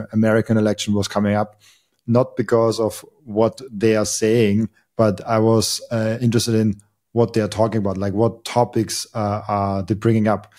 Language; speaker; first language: English; non-native, fluent; German